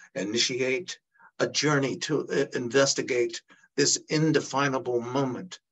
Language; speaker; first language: English; early bilingual, other home language; Italian